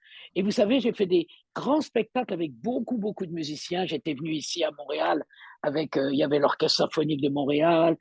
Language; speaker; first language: French; native; French